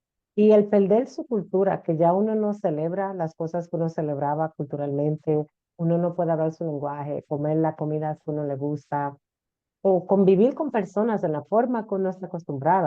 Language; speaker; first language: Spanish; early bilingual, heritage; Spanish